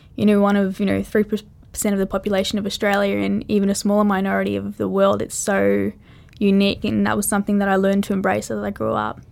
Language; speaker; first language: English; native; English